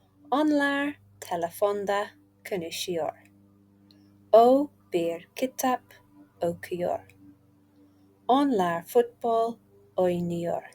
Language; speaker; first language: Turkish; non-native, learner; English